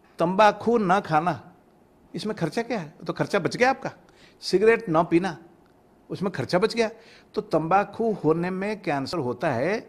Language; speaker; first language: Hindi; non-native, local second language; Odia